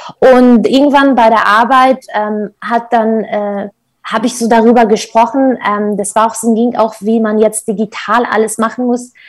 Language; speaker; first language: German; non-native, fluent; Kurdish